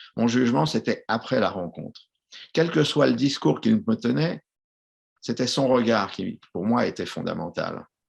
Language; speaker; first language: French; native; French